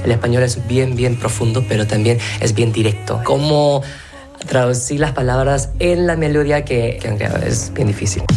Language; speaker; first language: Spanish; non-native, fluent; Korean